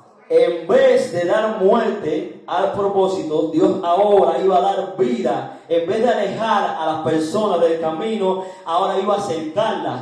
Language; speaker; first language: Spanish; native; Spanish